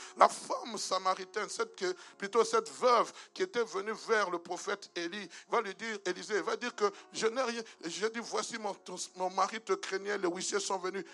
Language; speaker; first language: French; non-native, local second language; Lingala